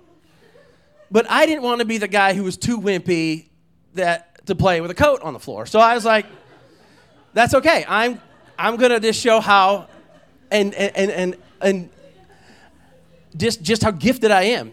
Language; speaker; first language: English; native; English